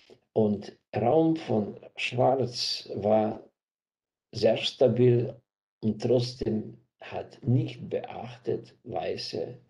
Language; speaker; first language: German; non-native, fluent; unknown